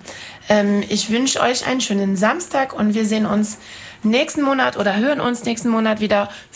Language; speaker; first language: German; non-native, fluent; French